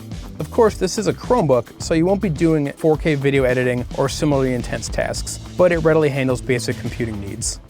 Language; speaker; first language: English; native; English